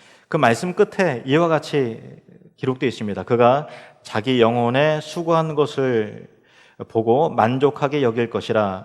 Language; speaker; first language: Korean; native; Korean